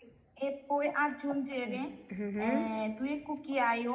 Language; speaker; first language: Italian; non-native, learner; Bangla